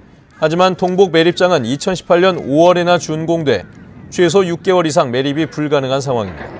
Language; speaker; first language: Korean; native; Korean